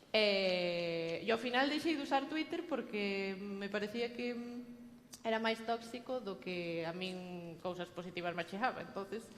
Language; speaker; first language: Galician; native; Galician